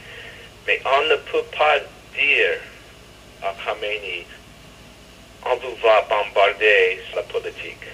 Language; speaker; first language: French; non-native, fluent; English